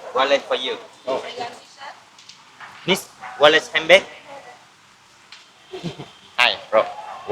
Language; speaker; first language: English; non-native, learner; Vietnamese